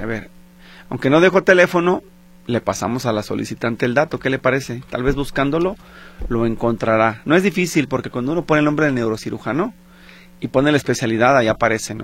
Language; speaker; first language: Spanish; native; Spanish